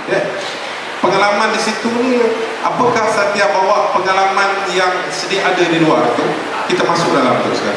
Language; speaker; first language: Malay; native; Malay